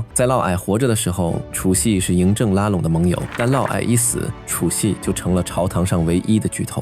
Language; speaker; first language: Chinese; native; Chinese